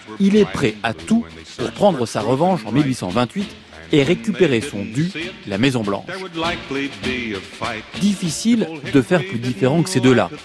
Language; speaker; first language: French; native; French